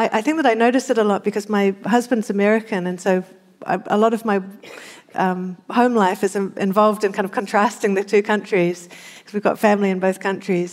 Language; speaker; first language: English; native; English